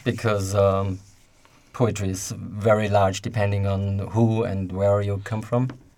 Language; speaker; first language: English; non-native, fluent; German